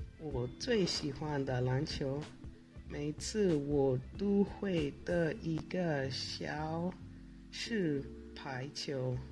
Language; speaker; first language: Chinese; non-native, learner; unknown